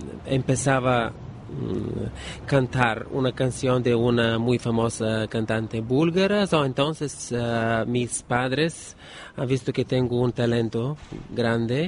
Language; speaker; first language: Spanish; non-native, learner; Bulgarian